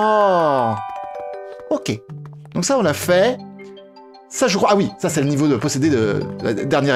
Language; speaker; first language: French; native; French